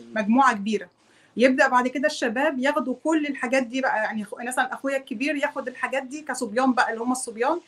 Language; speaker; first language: Arabic; native; Arabic